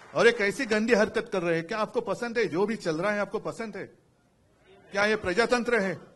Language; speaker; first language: Hindi; non-native, local second language; Marathi